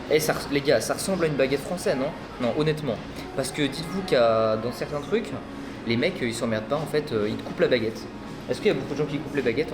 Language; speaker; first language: French; native; French